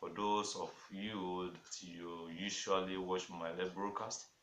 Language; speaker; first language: English; non-native, local second language; Yoruba